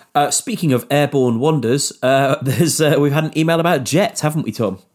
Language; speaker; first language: English; native; English